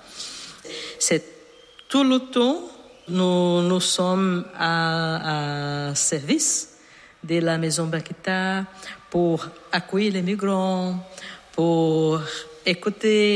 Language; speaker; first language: French; non-native, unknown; Portuguese